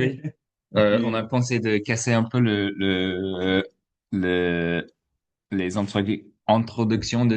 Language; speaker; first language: French; non-native, fluent; English